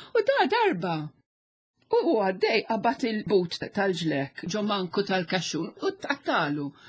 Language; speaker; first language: Maltese; non-native, local second language; English